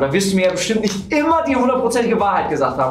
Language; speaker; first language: German; native; German